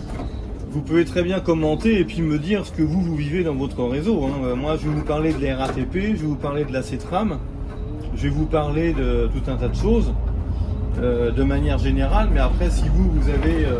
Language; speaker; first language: French; native; French